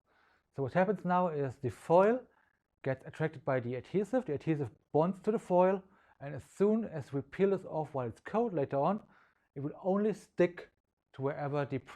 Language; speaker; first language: English; non-native, fluent; German